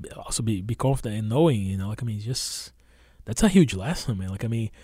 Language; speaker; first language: English; non-native, fluent; Portuguese